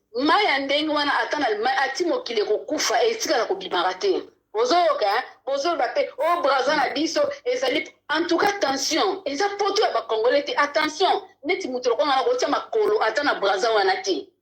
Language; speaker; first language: Lingala; native; Lingala